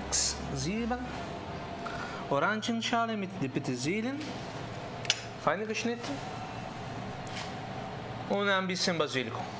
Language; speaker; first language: German; non-native, learner; Italian